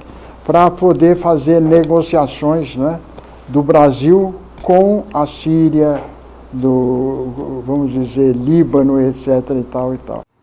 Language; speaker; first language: Portuguese; early bilingual, other home language; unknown